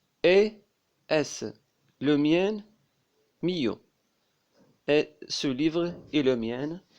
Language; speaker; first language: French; non-native, local second language; Arabic